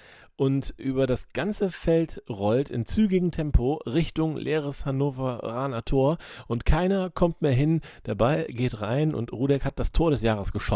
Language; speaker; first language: German; native; German